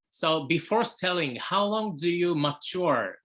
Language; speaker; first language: English; non-native, fluent; Japanese